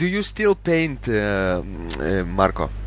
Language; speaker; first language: English; non-native, fluent; Lithuanian